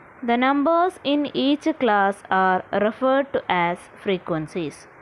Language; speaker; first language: English; non-native, local second language; Malayalam